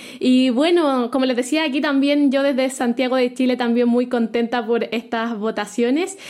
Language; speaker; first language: Spanish; native; Spanish